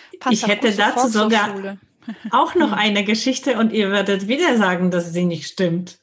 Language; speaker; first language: German; non-native, fluent; Polish